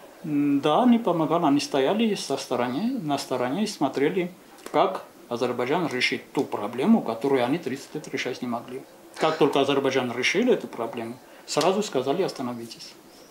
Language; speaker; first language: Russian; non-native, local second language; Armenian